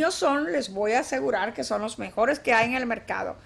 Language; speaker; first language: Spanish; native; Spanish